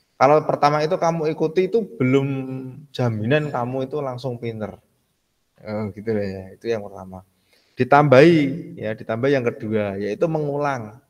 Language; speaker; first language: Indonesian; native; Indonesian